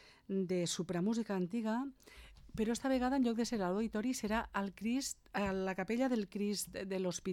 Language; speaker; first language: Catalan; native; Catalan